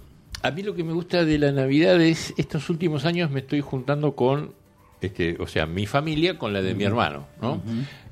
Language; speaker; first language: Spanish; native; Spanish